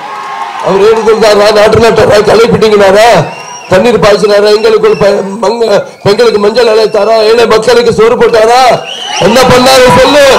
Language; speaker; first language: Tamil; non-native, local second language; Telugu